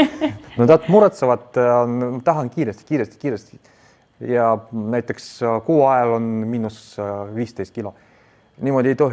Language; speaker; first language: Estonian; non-native, learner; Russian